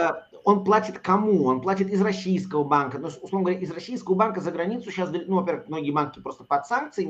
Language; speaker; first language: Russian; native; Russian